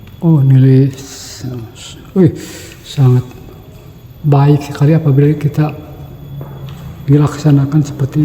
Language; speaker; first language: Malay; non-native, local second language; Sundanese